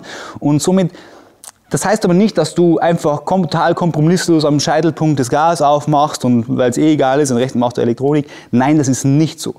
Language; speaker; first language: German; native; German